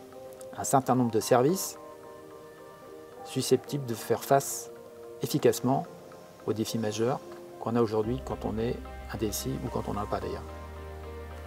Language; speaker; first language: French; native; French